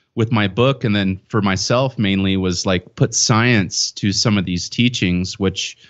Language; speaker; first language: English; native; English